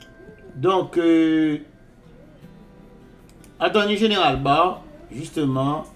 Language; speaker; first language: Haitian Creole; native; Haitian Creole